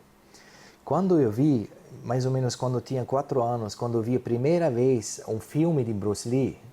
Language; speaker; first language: Portuguese; non-native, fluent; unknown